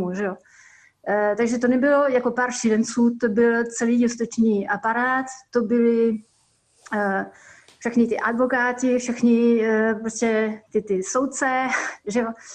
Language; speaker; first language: Czech; non-native, fluent; French